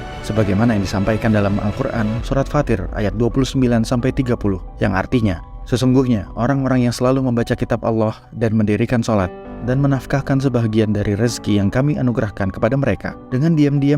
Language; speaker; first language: Indonesian; native; Indonesian